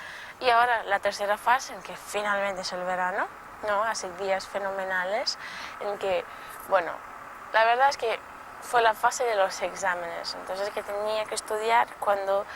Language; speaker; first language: Spanish; non-native, local second language; Portuguese